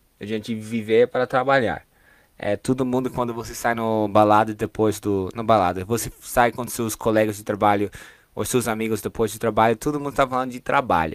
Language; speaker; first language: Portuguese; non-native, fluent; English